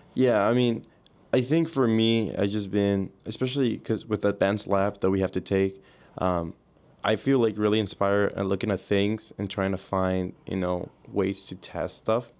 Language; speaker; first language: English; early bilingual, other home language; Spanish